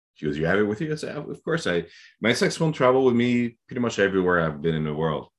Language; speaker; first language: English; non-native, fluent; French